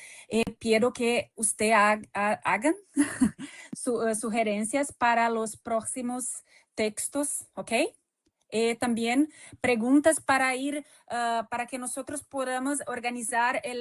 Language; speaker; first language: Spanish; non-native, fluent; Portuguese